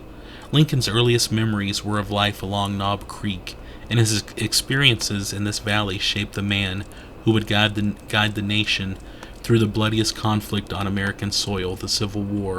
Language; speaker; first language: English; native; English